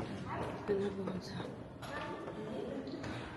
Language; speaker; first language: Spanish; non-native, learner; Armenian